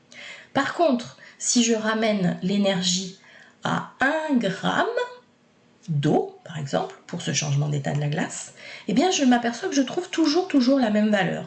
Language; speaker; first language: French; native; French